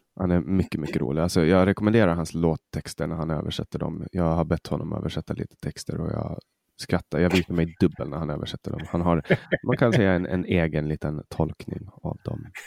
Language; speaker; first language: Swedish; native; Swedish